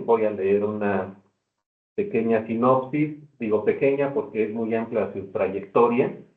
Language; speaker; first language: Spanish; native; Spanish